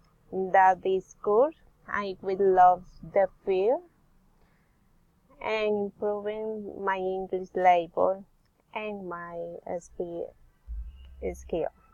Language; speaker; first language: English; non-native, learner; Spanish